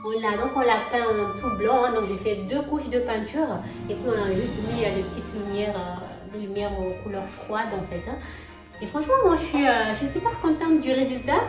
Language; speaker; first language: French; native; French